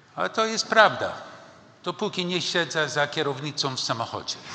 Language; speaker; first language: Polish; non-native, learner; English